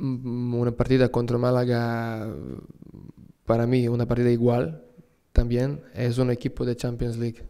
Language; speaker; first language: Spanish; non-native, learner; Serbian